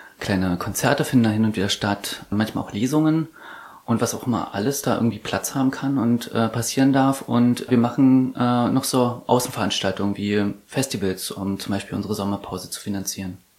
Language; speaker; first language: German; native; German